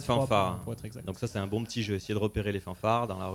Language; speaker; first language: French; native; French